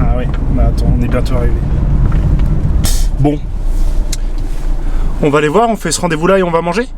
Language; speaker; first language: French; native; French